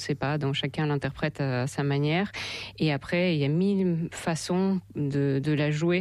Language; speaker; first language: French; non-native, fluent; Russian